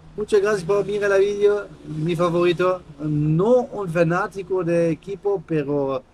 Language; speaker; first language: Spanish; non-native, learner; German